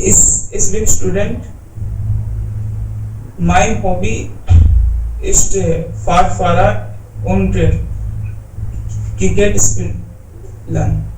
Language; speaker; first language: German; non-native, learner; Hindi